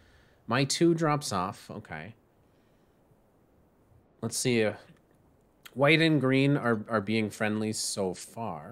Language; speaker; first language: English; native; English